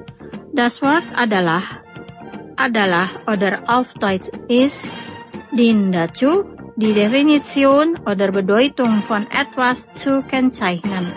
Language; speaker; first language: German; non-native, fluent; Indonesian